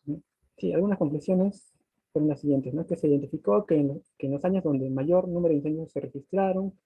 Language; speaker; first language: Spanish; native; Spanish